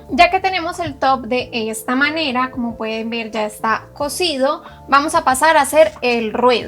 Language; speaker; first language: Spanish; native; Spanish